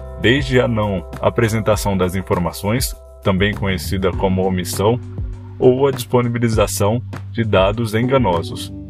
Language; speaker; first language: Portuguese; native; Portuguese